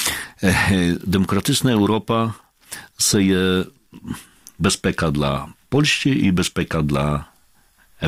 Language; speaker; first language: Ukrainian; non-native, fluent; Polish